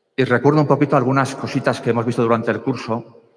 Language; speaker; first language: Spanish; native; Spanish